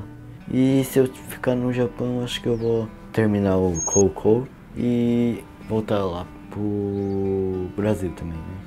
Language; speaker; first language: Portuguese; early bilingual, heritage; Portuguese